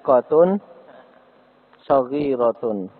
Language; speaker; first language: Arabic; non-native, fluent; Indonesian